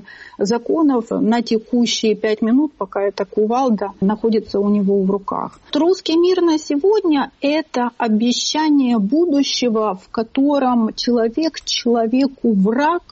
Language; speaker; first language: Russian; native; Russian